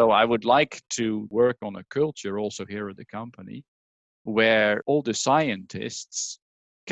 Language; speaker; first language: English; non-native, fluent; Dutch